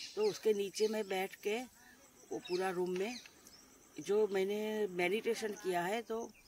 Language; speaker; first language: Hindi; non-native, local second language; Gujarati